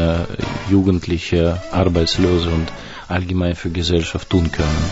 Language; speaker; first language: German; non-native, fluent; Russian